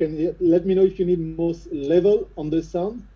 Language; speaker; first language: English; non-native, fluent; French